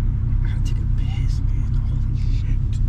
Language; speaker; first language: English; native; English